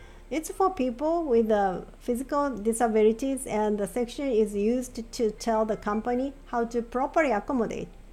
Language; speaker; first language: English; non-native, fluent; Japanese